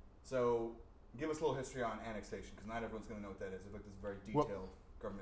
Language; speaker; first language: English; native; English